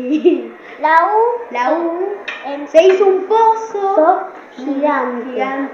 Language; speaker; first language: Spanish; native; Spanish